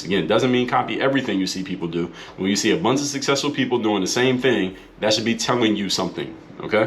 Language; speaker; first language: English; native; English